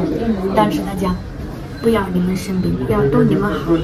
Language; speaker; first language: Chinese; non-native, learner; Ukrainian